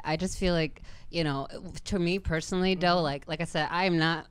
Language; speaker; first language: English; native; English